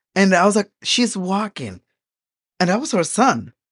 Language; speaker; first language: English; non-native, local second language; Swahili